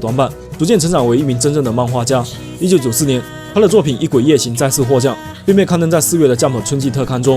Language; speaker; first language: Chinese; native; Chinese